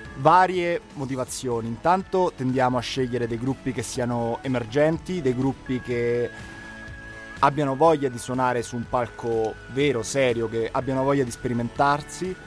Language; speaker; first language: Italian; native; Italian